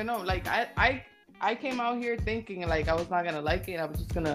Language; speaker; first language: English; native; English